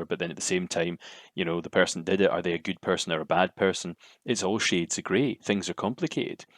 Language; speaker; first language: English; native; English